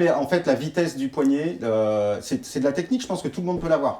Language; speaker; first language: French; native; French